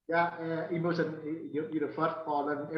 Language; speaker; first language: English; non-native, learner; Vietnamese